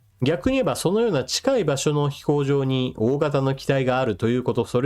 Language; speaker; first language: Japanese; native; Japanese